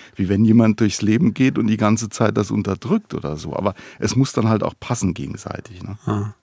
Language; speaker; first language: German; native; German